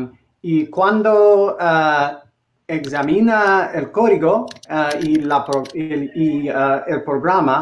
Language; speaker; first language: Spanish; non-native, learner; English